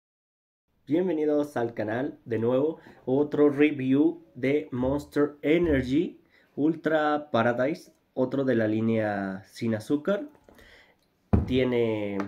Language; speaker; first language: Spanish; native; Spanish